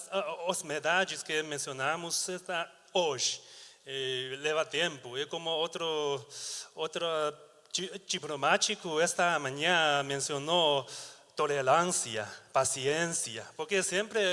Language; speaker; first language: Portuguese; non-native, learner; Chinese